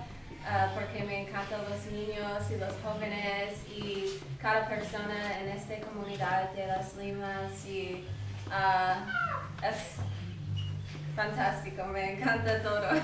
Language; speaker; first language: Spanish; non-native, fluent; English